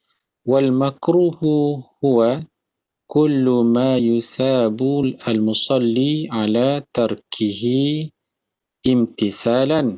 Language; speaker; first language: Arabic; non-native, fluent; Malay